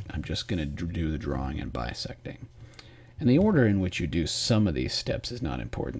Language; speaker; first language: English; native; English